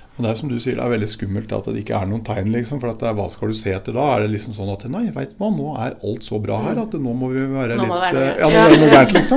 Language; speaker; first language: Norwegian; native; Norwegian